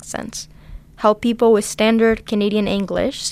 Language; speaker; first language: English; non-native, fluent; Spanish